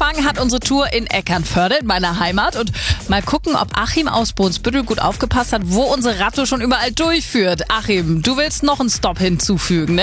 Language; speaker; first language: German; native; German